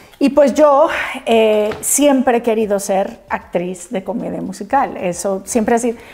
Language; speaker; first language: Spanish; native; Spanish